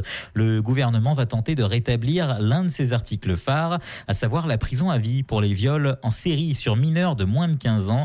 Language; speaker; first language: French; native; French